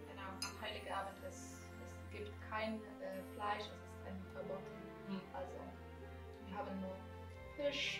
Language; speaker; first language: German; non-native, learner; Polish